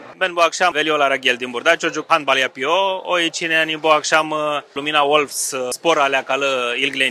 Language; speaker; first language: Turkish; non-native, learner; Romanian